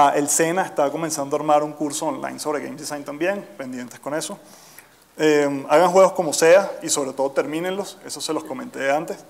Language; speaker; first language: Spanish; native; Spanish